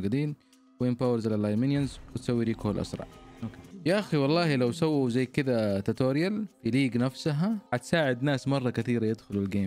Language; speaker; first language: Arabic; native; Arabic